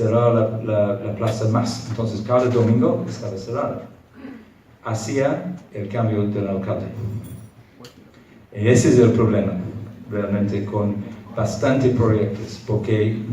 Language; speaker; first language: Spanish; non-native, fluent; English